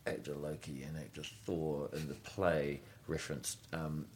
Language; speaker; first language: English; native; English